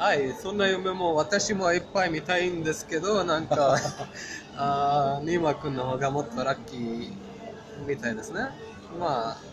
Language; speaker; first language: Japanese; non-native, fluent; Persian